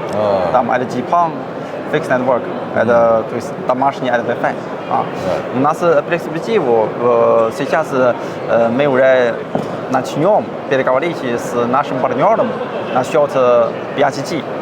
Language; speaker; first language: Russian; non-native, learner; Chinese